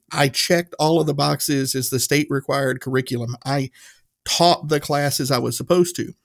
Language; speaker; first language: English; native; English